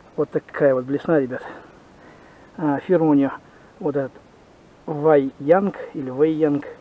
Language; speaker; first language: Russian; native; Russian